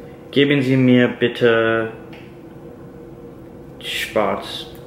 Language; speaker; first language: German; non-native, learner; English